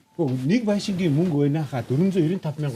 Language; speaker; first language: Mongolian; native; Mongolian